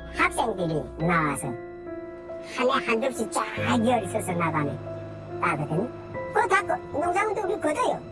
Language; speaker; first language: Korean; native; Korean